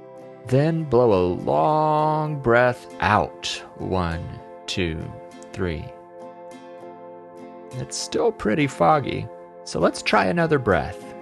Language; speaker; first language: English; native; English